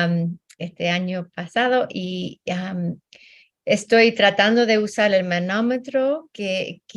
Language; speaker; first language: Spanish; early bilingual, heritage; Spanish